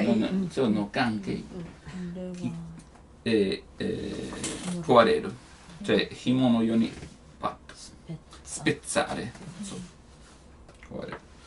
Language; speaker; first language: Japanese; non-native, learner; Italian